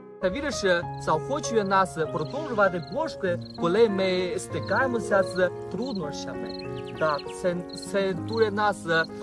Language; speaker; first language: Ukrainian; non-native, fluent; Chinese